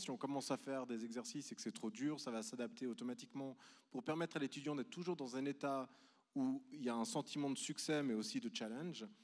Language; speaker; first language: French; native; French